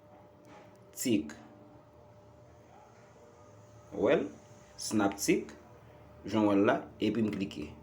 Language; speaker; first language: French; non-native, learner; Haitian Creole